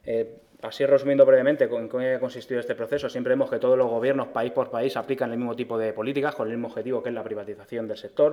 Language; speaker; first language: Spanish; native; Spanish